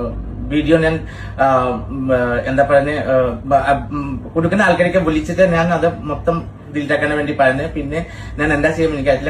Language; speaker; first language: Malayalam; non-native, fluent; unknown